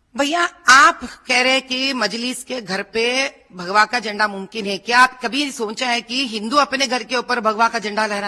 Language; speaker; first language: Hindi; non-native, local second language; Telugu